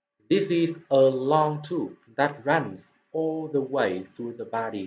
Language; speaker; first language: English; non-native, fluent; Vietnamese